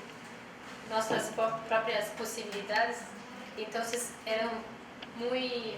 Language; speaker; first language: Spanish; non-native, learner; Portuguese